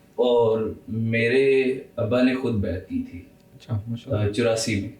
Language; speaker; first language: Urdu; native; Urdu